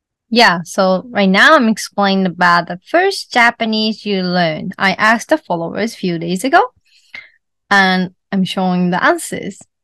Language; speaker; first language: English; non-native, fluent; Japanese